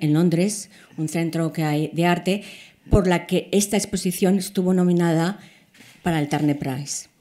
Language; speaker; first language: Spanish; native; Spanish